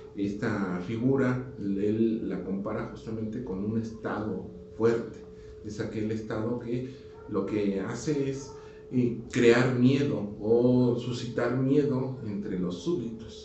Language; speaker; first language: Spanish; native; Spanish